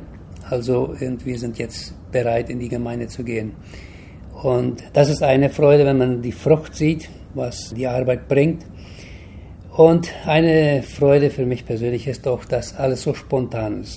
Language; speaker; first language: German; early bilingual, heritage; German